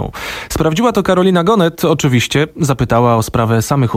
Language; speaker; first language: Polish; native; Polish